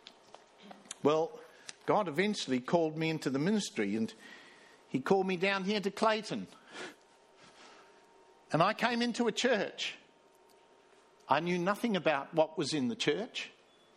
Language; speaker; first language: English; native; English